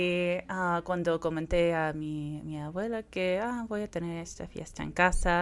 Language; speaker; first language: Spanish; non-native, fluent; English